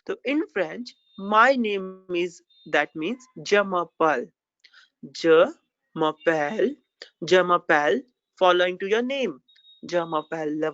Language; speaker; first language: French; non-native, learner; Hindi